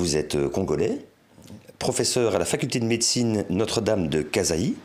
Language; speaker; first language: French; native; French